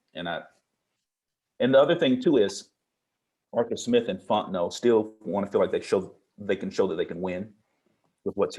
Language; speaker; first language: English; native; English